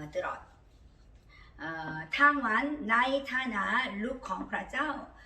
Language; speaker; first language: Thai; non-native, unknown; Korean